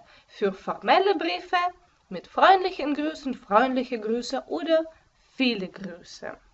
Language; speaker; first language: German; non-native, fluent; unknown